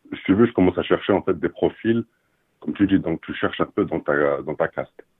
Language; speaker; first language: French; non-native, local second language; Arabic